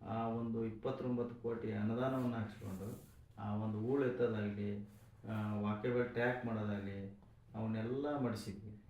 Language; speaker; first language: Kannada; native; Kannada